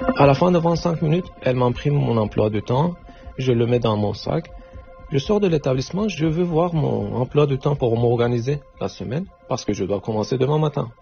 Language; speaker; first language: French; non-native, learner; Turkish